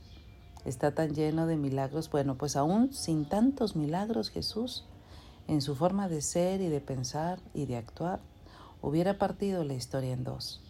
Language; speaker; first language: Spanish; native; Spanish